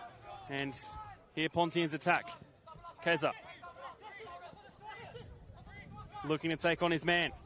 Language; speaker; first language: English; native; English